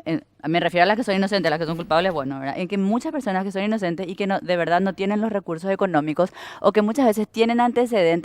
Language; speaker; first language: Spanish; native; Spanish